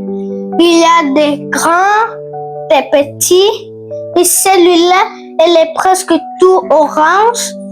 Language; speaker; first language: French; non-native, learner; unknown